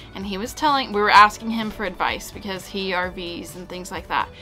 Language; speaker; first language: English; native; English